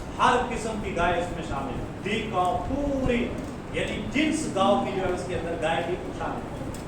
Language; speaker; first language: Urdu; non-native, local second language; Punjabi